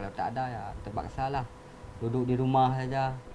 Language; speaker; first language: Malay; non-native, local second language; Achinese